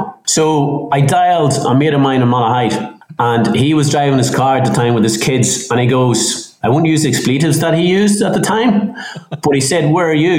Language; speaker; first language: English; native; English